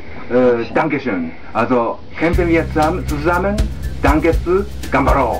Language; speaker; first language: German; non-native, fluent; Japanese